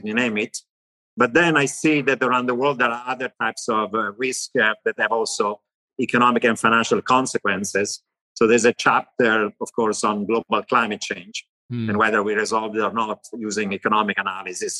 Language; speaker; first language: English; non-native, fluent; Italian